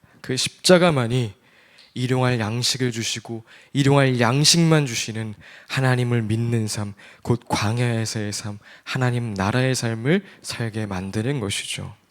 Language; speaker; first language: Korean; native; Korean